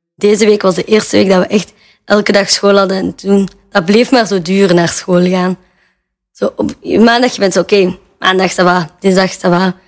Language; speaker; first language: Dutch; native; Dutch